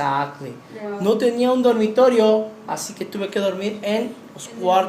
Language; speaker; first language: Spanish; native; Spanish